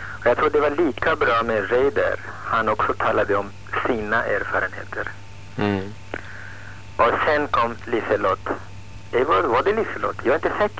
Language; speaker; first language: Swedish; non-native, fluent; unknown